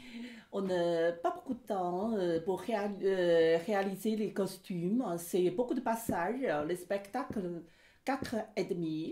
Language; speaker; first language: French; non-native, learner; Chinese